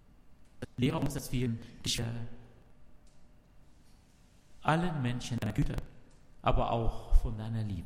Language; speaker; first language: German; non-native, learner; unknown